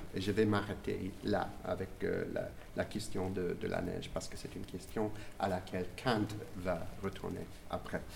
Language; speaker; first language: French; non-native, fluent; English